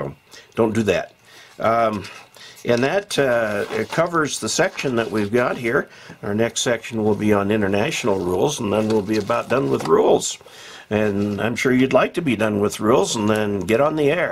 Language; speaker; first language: English; native; English